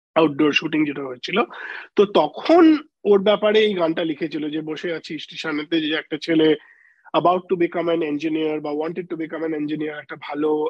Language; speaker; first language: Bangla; native; Bangla